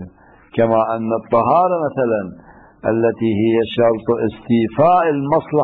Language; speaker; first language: Arabic; native; Arabic